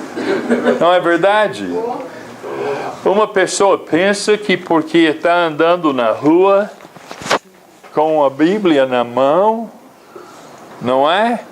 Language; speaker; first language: Portuguese; non-native, fluent; English